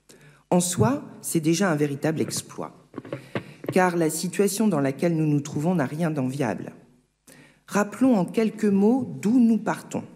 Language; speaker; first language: French; native; French